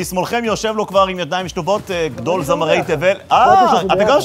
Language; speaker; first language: Hebrew; native; Hebrew